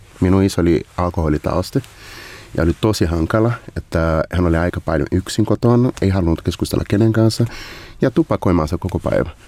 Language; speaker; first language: Finnish; non-native, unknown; Portuguese